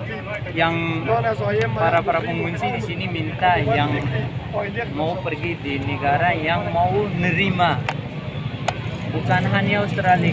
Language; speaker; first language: Indonesian; non-native, learner; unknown